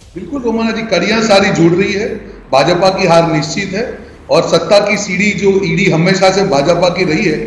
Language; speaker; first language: Hindi; non-native, local second language; Gujarati